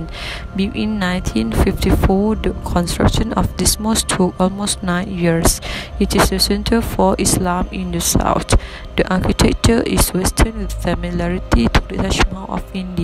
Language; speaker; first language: English; non-native, learner; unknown